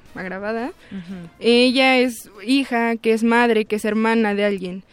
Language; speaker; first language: Spanish; native; Spanish